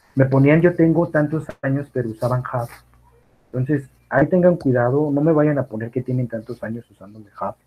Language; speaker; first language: English; non-native, learner; Spanish